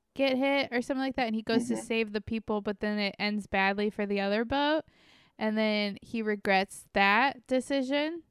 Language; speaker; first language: English; native; English